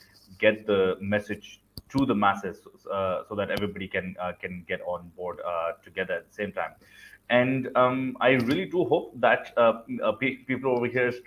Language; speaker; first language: English; non-native, local second language; Urdu